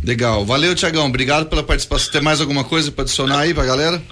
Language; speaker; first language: Portuguese; native; Portuguese